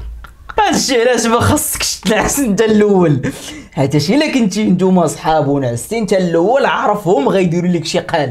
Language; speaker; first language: Arabic; native; Arabic